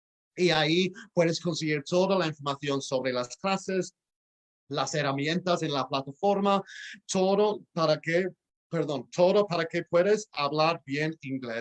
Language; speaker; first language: Spanish; non-native, fluent; English